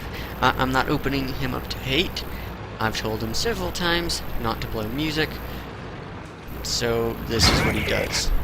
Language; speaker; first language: English; native; English